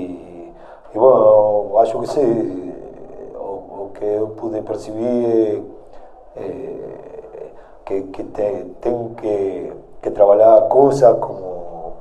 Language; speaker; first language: Portuguese; non-native, fluent; Spanish